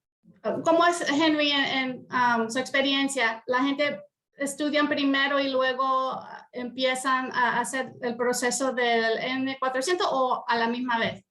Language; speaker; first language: Spanish; early bilingual, heritage; Spanish